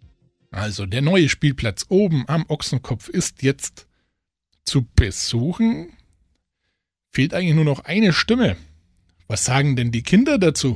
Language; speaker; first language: German; native; German